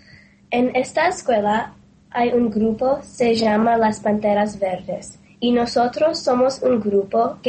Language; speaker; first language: Spanish; non-native, learner; English